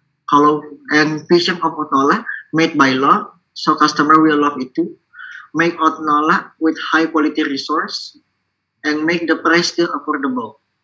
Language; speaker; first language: English; non-native, learner; Indonesian